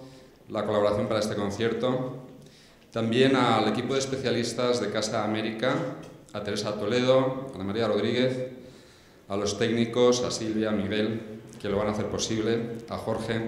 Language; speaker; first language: Spanish; native; Spanish